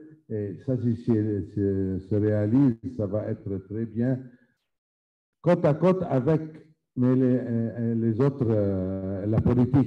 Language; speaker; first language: French; non-native, fluent; Arabic